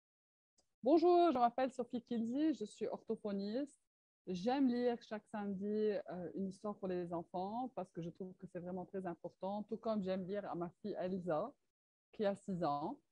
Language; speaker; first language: French; non-native, local second language; Arabic